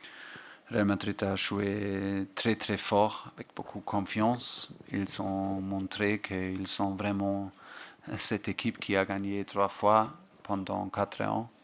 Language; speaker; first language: French; non-native, fluent; German